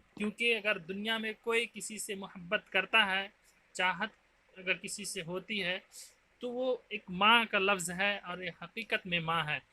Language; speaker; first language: Urdu; native; Urdu